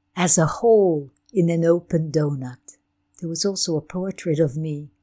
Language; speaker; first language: English; non-native, fluent; Ukrainian